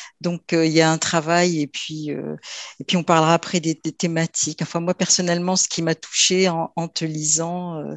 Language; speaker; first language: French; native; French